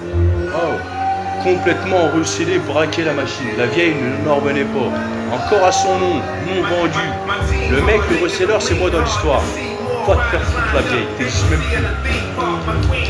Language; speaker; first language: French; native; French